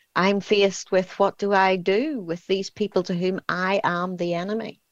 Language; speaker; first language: English; native; English